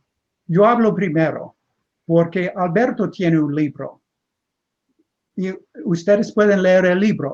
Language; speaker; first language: Spanish; non-native, fluent; English